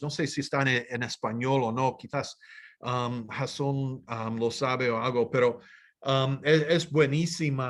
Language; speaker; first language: Spanish; non-native, fluent; English